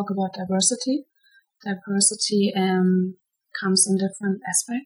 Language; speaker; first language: English; non-native, fluent; German